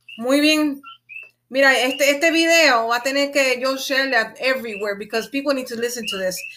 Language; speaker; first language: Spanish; early bilingual, heritage; Spanish